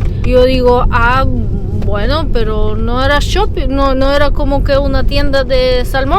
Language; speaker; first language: Spanish; non-native, fluent; Russian